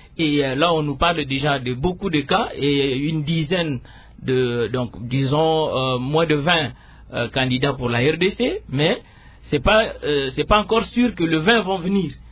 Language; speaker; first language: French; non-native, local second language; Lingala